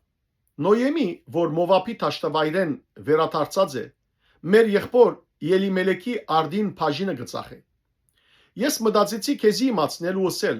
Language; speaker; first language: Armenian; native; Armenian